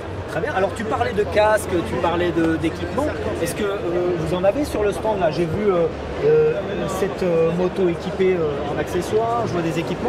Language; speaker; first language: French; native; French